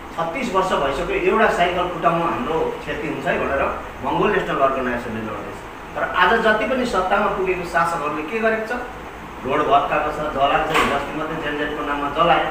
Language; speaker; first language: Nepali; non-native, local second language; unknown